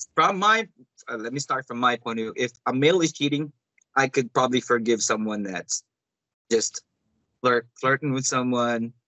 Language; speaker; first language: English; non-native, local second language; Cebuano